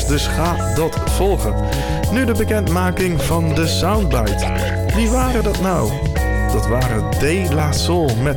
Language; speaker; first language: Dutch; native; Dutch